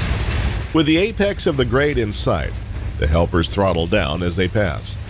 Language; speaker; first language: English; native; English